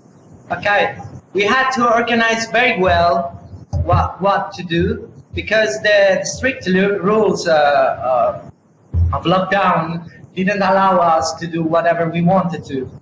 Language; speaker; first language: English; non-native, fluent; Italian